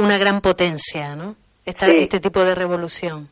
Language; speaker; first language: Spanish; native; Spanish